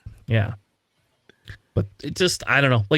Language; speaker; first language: English; native; English